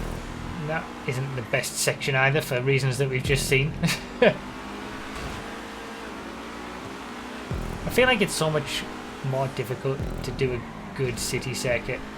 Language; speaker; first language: English; native; English